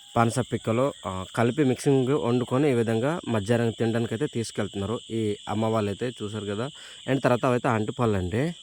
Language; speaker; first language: Telugu; non-native, local second language; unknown